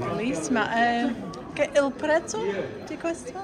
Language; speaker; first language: Italian; non-native, learner; English